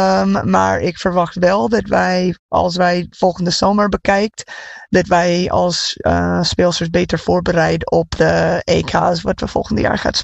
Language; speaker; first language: Dutch; non-native, fluent; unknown